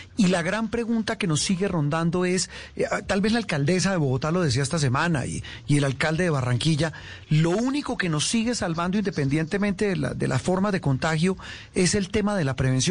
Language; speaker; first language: Spanish; native; Spanish